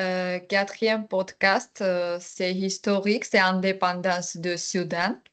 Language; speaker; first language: French; non-native, learner; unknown